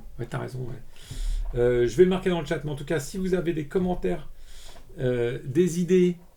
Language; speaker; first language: French; native; French